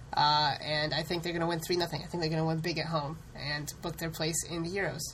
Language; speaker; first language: English; early bilingual, other home language; Hindi